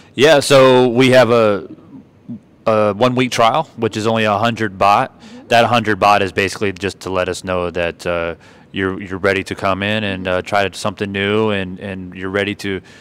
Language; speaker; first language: English; native; English